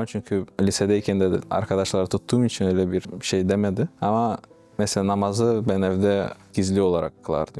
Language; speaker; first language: Turkish; non-native, fluent; Russian